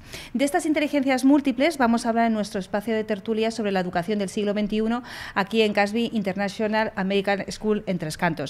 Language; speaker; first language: Spanish; native; Spanish